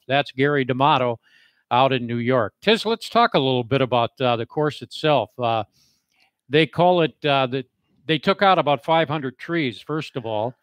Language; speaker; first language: English; native; English